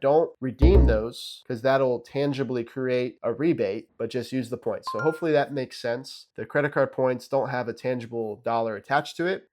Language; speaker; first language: English; native; English